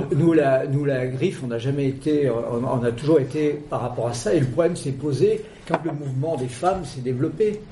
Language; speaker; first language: French; native; French